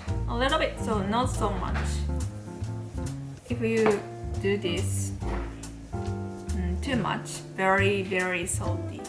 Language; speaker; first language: English; non-native, learner; Japanese